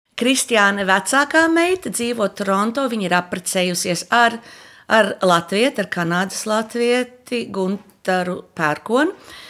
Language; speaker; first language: Latvian; early bilingual, heritage; Latvian